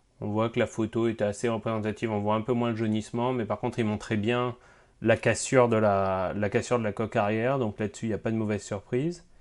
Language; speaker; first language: French; native; French